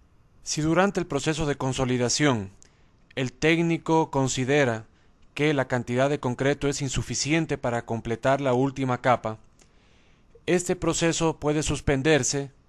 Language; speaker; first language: Spanish; native; Spanish